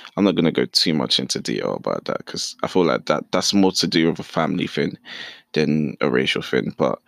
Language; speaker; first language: English; early bilingual, other home language; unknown